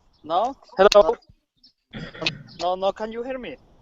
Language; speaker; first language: English; non-native, learner; Spanish